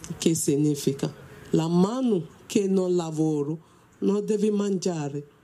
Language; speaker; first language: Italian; non-native, learner; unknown